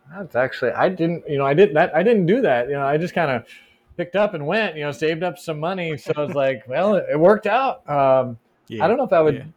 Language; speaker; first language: English; native; English